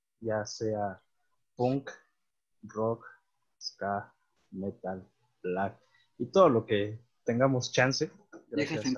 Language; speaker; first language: Spanish; native; Spanish